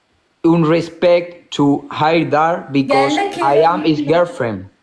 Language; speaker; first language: English; non-native, learner; Spanish